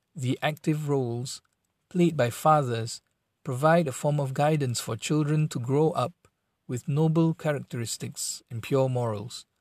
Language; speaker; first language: English; non-native, local second language; Malay